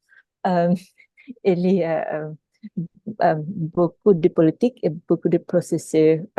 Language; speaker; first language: French; non-native, local second language; Filipino